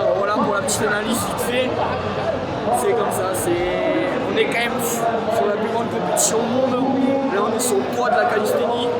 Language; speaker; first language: French; native; French